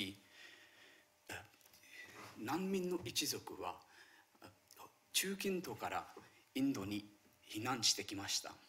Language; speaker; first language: Japanese; non-native, fluent; Marathi